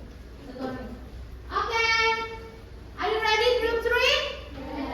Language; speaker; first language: English; non-native, learner; Indonesian